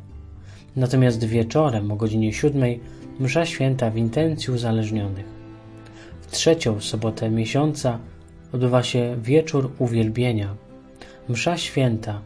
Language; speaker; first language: Polish; native; Polish